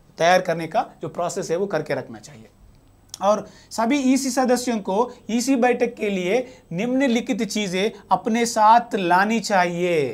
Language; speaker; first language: Hindi; non-native, local second language; Telugu